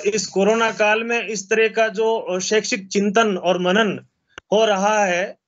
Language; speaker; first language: Hindi; native; Hindi